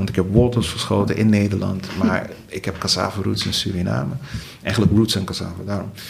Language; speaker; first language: Dutch; early bilingual, other home language; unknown